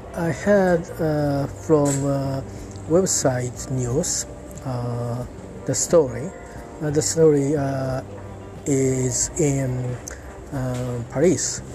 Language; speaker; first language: English; non-native, learner; Japanese